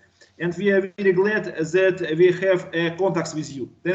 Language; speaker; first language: English; non-native, learner; Russian